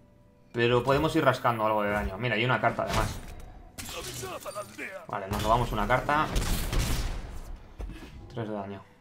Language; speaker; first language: Spanish; native; Spanish